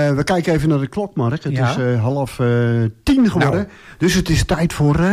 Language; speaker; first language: Dutch; native; Dutch